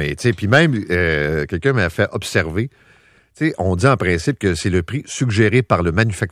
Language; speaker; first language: French; native; French